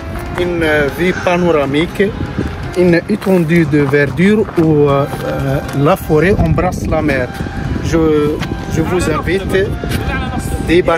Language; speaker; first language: French; non-native, local second language; Arabic